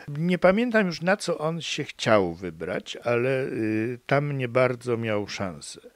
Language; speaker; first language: Polish; native; Polish